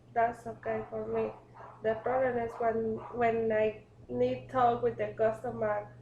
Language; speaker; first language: English; non-native, learner; Spanish